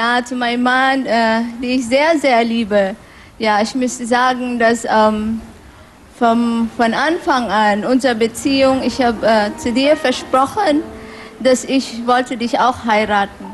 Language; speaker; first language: German; non-native, learner; Filipino